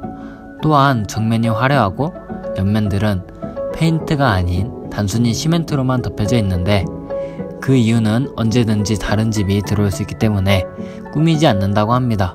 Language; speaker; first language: Korean; native; Korean